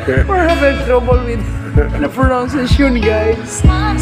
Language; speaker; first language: English; non-native, local second language; Cebuano